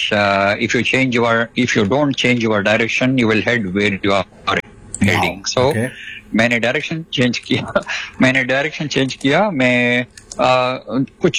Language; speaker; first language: Hindi; non-native, local second language; Telugu